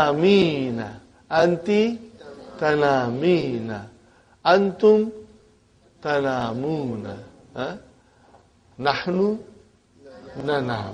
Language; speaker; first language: Arabic; non-native, fluent; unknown